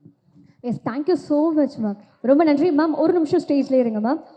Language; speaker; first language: Tamil; native; Tamil